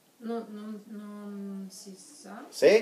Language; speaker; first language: Italian; non-native, learner; Russian